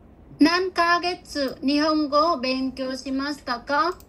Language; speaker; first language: Japanese; non-native, fluent; Bangla